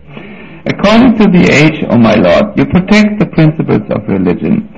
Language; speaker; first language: English; non-native, fluent; German